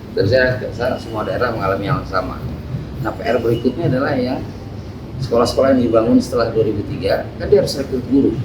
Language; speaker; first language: Indonesian; non-native, local second language; Minangkabau